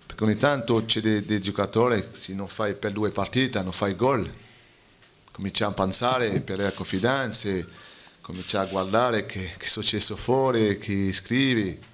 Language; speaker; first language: Italian; non-native, fluent; French